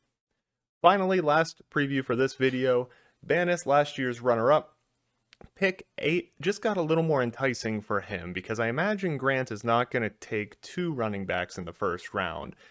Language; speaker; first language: English; native; English